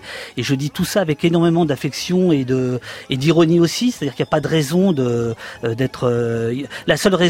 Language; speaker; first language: French; native; French